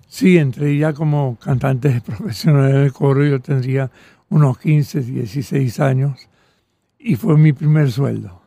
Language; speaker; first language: Spanish; early bilingual, other home language; Catalan